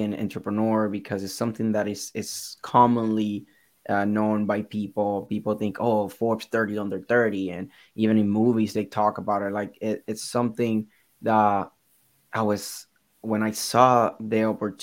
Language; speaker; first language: English; non-native, fluent; Spanish